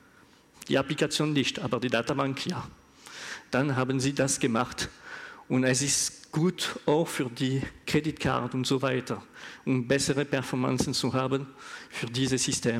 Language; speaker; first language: German; non-native, learner; French